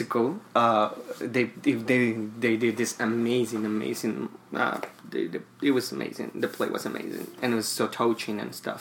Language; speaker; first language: English; non-native, fluent; Spanish